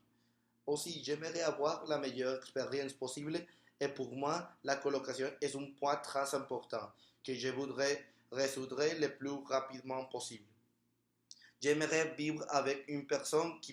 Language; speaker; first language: French; non-native, learner; Spanish